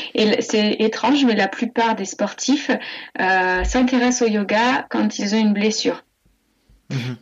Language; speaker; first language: French; native; French